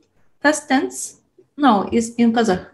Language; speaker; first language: English; non-native, learner; Tatar